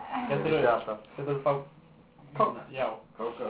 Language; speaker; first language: Icelandic; non-native, learner; English